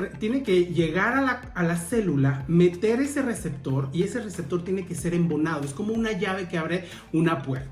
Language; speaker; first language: Spanish; native; Spanish